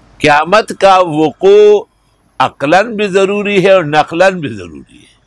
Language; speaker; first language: Urdu; non-native, local second language; Pashto